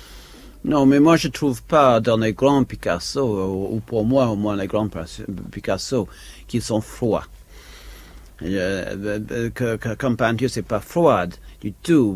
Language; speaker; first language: French; non-native, fluent; English